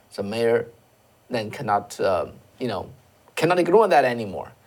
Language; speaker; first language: English; non-native, fluent; Chinese